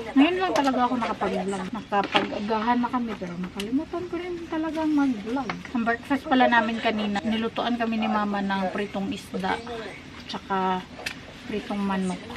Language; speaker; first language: Filipino; non-native, local second language; Cebuano